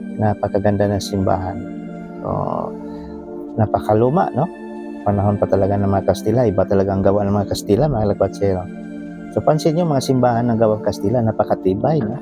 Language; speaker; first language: Filipino; native; Filipino